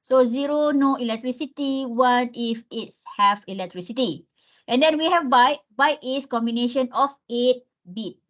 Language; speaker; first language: English; non-native, local second language; Malay